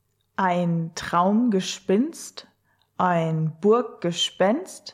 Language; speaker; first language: German; native; German